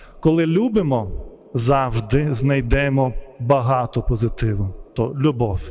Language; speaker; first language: Ukrainian; non-native, fluent; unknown